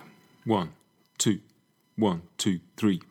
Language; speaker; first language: English; native; English